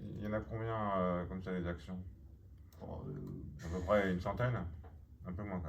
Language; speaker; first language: French; native; French